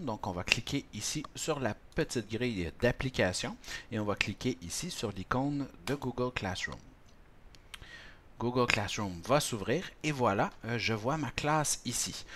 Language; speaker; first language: French; native; French